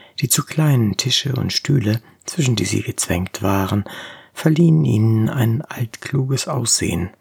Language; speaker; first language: German; native; German